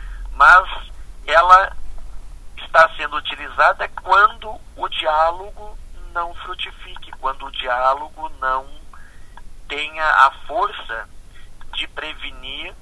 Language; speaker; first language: Portuguese; native; Portuguese